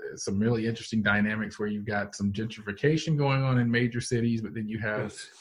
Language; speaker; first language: English; native; English